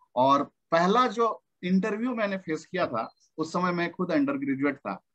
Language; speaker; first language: Hindi; native; Hindi